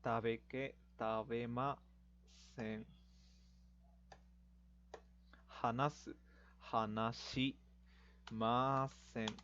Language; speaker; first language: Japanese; non-native, fluent; Spanish